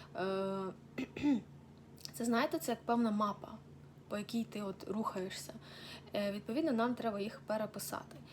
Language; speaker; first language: Ukrainian; non-native, local second language; Russian